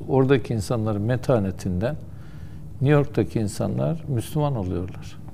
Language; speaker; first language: Turkish; native; Turkish